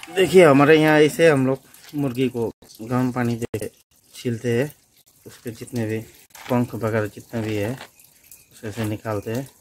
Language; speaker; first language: Hindi; non-native, local second language; Nepali